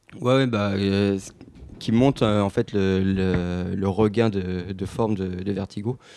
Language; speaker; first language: French; native; French